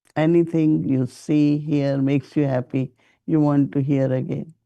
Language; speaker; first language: English; non-native, local second language; Hindi